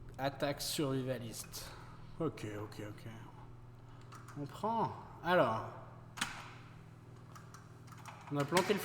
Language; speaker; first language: French; native; French